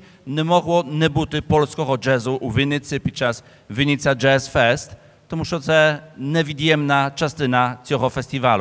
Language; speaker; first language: Ukrainian; non-native, fluent; Polish